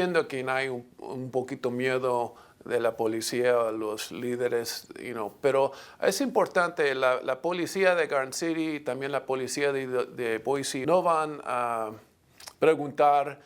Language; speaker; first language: Spanish; non-native, learner; English